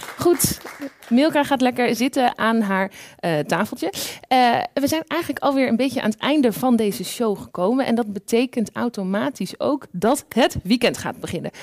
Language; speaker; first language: Dutch; native; Dutch